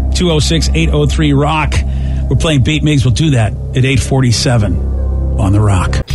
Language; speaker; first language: English; native; English